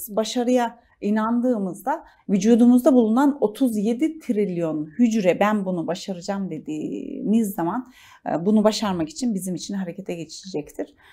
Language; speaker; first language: Turkish; native; Turkish